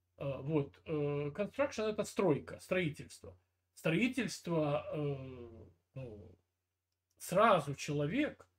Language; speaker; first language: Russian; native; Russian